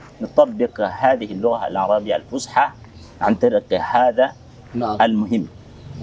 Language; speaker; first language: Arabic; non-native, fluent; Indonesian